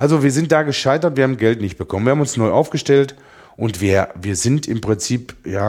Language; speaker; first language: German; native; German